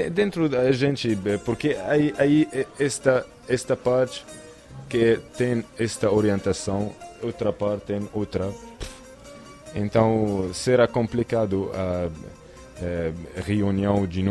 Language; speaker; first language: Portuguese; non-native, fluent; Arabic